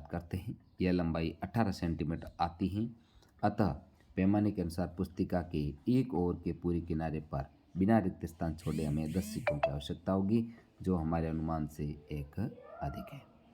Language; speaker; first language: Hindi; native; Hindi